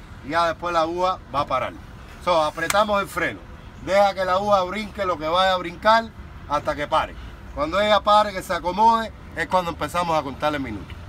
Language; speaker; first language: Spanish; native; Spanish